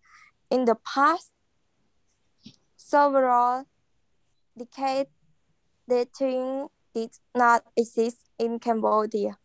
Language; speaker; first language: English; non-native, learner; Khmer